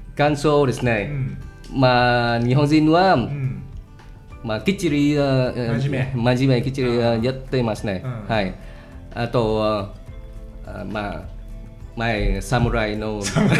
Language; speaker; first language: Japanese; non-native, learner; Vietnamese